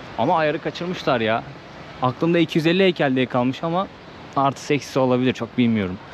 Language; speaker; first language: Turkish; native; Turkish